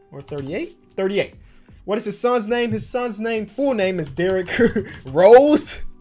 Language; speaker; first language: English; native; English